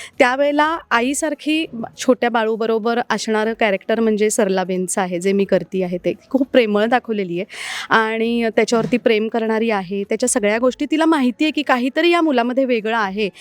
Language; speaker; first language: Marathi; native; Marathi